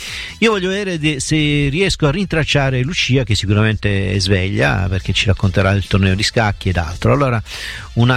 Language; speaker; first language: Italian; native; Italian